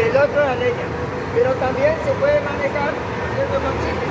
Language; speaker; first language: Spanish; native; Spanish